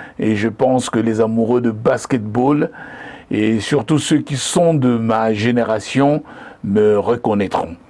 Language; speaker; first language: French; non-native, local second language; Lingala